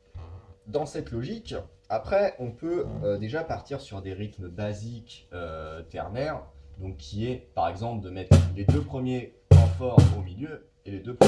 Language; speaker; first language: French; native; French